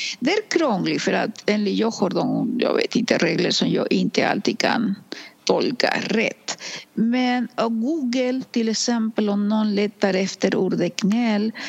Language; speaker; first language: Swedish; non-native, fluent; Spanish